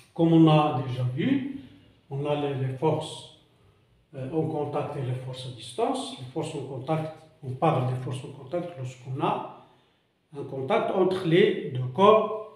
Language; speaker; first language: French; non-native, local second language; Arabic